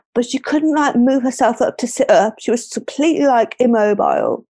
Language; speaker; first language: English; native; English